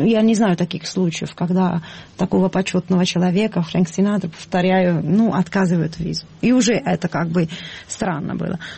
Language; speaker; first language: Russian; non-native, fluent; Italian